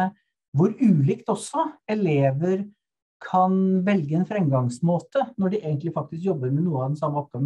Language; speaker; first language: Norwegian; native; Norwegian